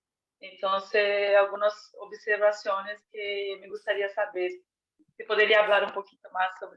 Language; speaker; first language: Spanish; non-native, fluent; Portuguese